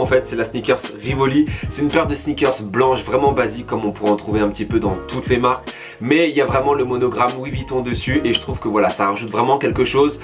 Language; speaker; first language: French; native; French